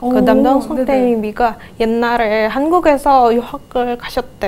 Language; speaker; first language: Korean; non-native, fluent; Indonesian